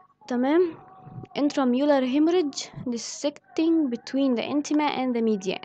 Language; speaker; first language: English; non-native, fluent; Arabic